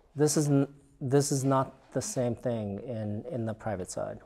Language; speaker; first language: English; native; English